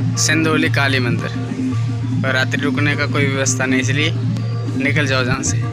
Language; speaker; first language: Hindi; native; Hindi